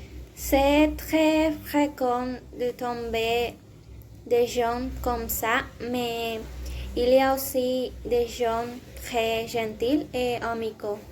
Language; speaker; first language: French; non-native, learner; Spanish